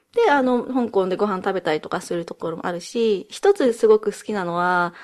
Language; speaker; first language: Japanese; early bilingual, heritage; Japanese